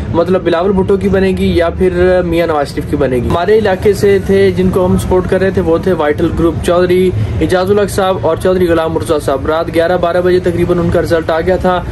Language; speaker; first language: Urdu; non-native, local second language; Punjabi